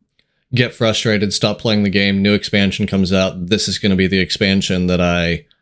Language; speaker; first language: English; native; English